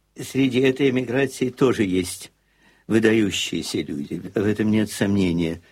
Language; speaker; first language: Russian; native; Russian